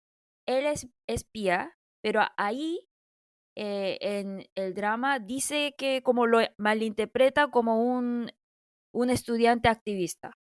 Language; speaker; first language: Spanish; non-native, fluent; Korean